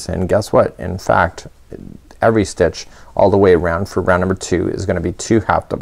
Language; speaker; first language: English; native; English